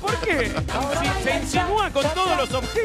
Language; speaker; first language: Spanish; native; Spanish